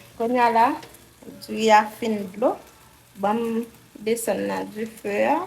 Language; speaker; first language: French; non-native, local second language; Haitian Creole